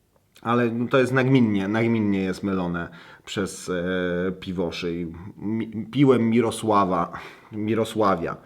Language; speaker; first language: Polish; native; Polish